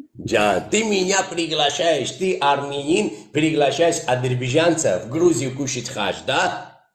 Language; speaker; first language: Russian; non-native, local second language; Azerbaijani